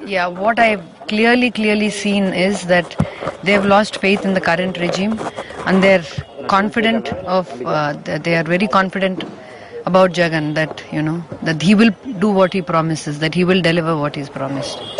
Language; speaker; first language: English; non-native, local second language; Telugu